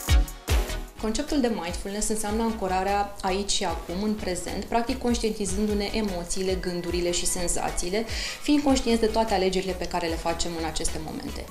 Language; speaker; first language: Romanian; native; Romanian